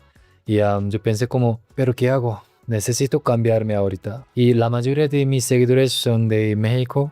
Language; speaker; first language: Spanish; non-native, learner; Korean